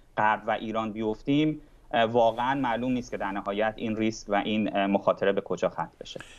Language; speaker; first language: Persian; native; Persian